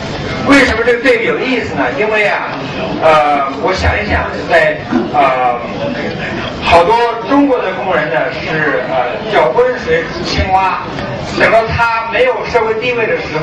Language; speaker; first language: Chinese; early bilingual, other home language; English